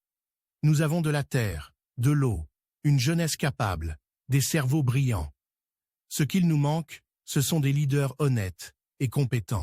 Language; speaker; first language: French; non-native, local second language; Haitian Creole